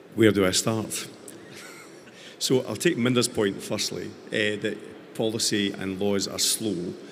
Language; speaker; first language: English; native; English